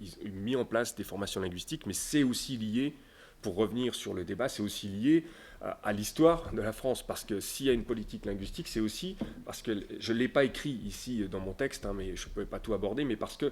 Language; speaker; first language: French; native; French